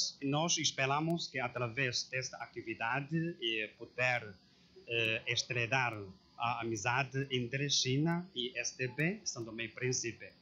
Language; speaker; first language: Portuguese; non-native, learner; Chinese